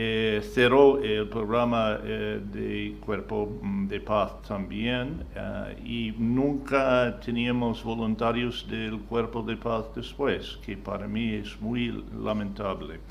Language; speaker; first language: Spanish; non-native, fluent; English